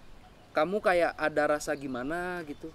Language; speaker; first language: Indonesian; native; Indonesian